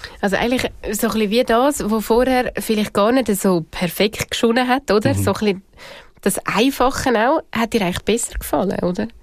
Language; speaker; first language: German; native; German